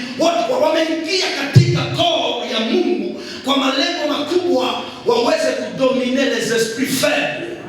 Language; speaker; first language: Swahili; non-native, local second language; Nande